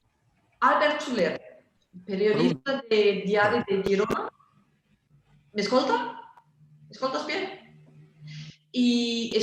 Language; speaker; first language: Catalan; non-native, fluent; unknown